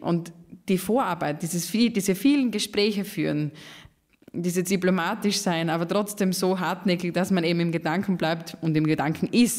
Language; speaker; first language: German; native; German